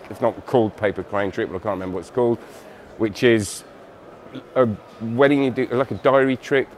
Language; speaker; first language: English; native; English